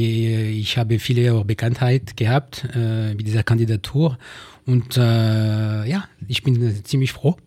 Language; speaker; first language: German; non-native, local second language; French